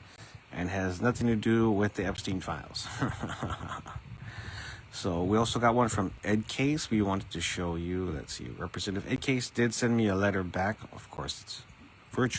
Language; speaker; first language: English; native; English